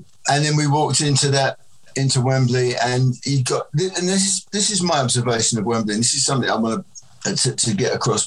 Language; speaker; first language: English; native; English